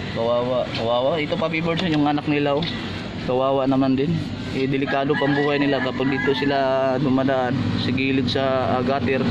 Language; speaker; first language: Filipino; non-native, local second language; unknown